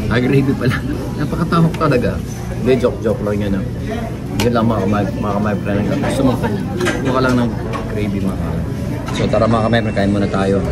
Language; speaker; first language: Filipino; non-native, local second language; Pampanga